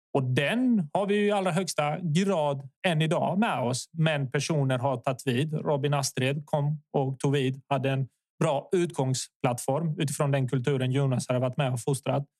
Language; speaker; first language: Swedish; early bilingual, other home language; Bosnian